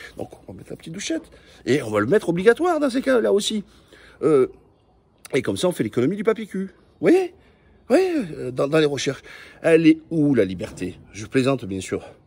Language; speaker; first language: French; native; French